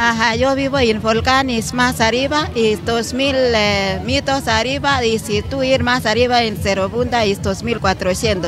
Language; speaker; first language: Spanish; non-native, learner; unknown